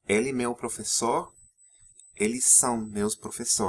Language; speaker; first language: Portuguese; non-native, fluent; English